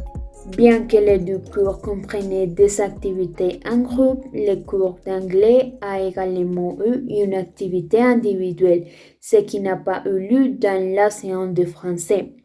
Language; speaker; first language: French; non-native, fluent; Spanish